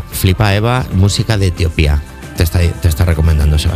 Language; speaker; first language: Spanish; native; Spanish